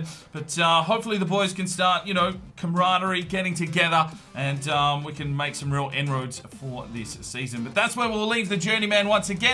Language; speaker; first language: English; native; English